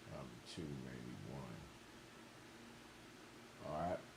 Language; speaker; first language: English; native; English